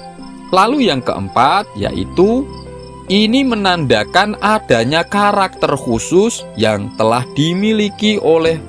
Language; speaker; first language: Indonesian; non-native, local second language; Javanese